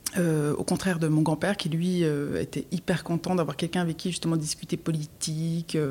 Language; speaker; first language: French; native; French